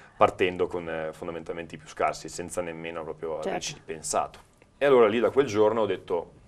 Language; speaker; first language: Italian; native; Italian